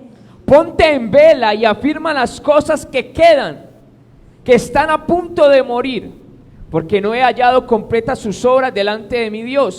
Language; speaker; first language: Spanish; native; Spanish